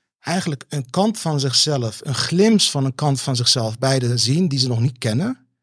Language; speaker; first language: Dutch; early bilingual, other home language; Turkish